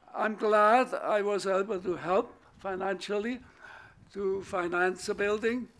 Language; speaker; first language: English; non-native, fluent; German